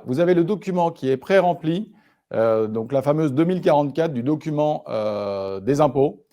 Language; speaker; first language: French; native; French